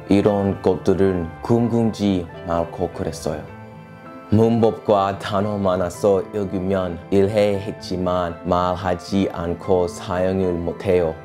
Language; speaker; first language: Korean; non-native, learner; English